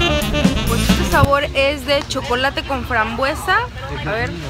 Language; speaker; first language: Spanish; native; Spanish